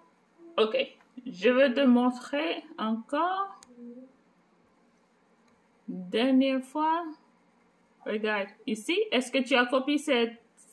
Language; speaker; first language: French; non-native, fluent; English